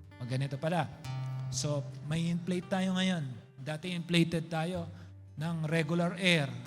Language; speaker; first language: Filipino; non-native, local second language; Pampanga